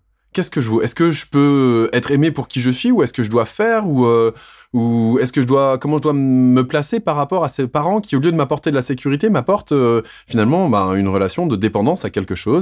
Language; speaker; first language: French; native; French